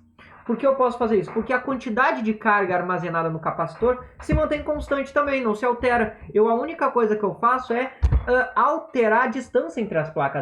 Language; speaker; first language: Portuguese; native; Portuguese